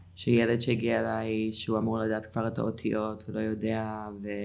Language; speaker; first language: Hebrew; non-native, fluent; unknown